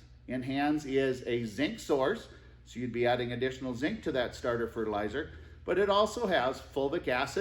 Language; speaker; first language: English; native; English